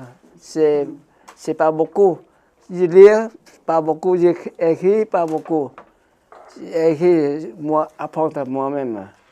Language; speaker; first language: French; non-native, learner; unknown